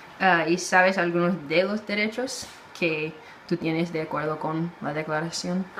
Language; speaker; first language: Spanish; non-native, learner; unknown